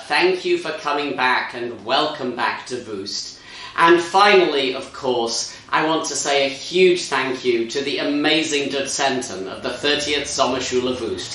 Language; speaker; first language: English; native; English